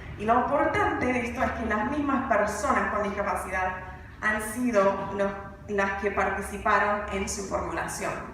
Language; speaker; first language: Spanish; non-native, fluent; English